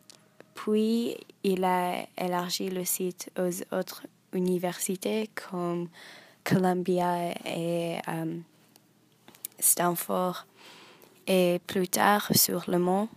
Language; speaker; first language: French; non-native, learner; English